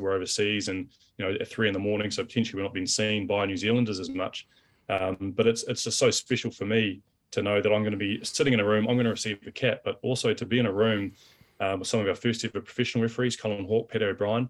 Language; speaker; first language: English; native; English